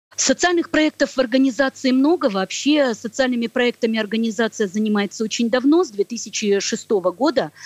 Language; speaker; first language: Russian; native; Russian